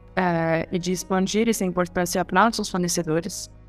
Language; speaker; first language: Portuguese; non-native, fluent; French